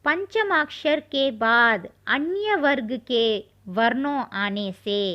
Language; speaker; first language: Hindi; non-native, local second language; Tamil